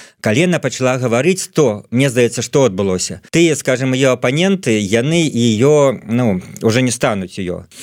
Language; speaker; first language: Belarusian; non-native, local second language; Russian